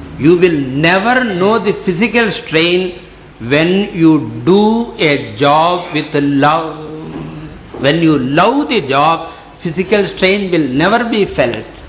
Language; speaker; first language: English; non-native, local second language; Tamil